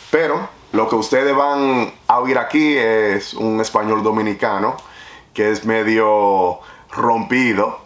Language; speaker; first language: Spanish; native; Spanish